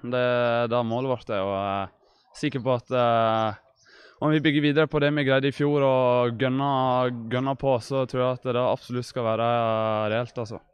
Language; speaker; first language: Norwegian; native; Norwegian